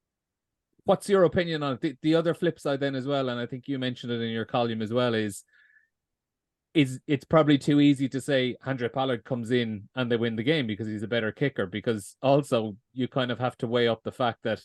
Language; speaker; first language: English; native; English